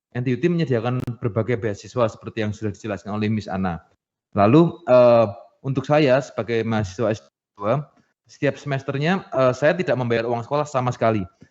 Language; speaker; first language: Indonesian; native; Indonesian